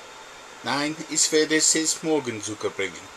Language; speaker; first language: German; non-native, learner; English